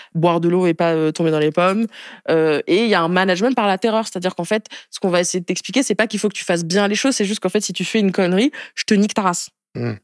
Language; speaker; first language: French; native; French